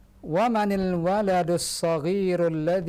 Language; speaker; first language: Arabic; non-native, fluent; Indonesian